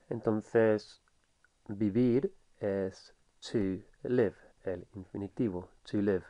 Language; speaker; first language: Spanish; non-native, fluent; English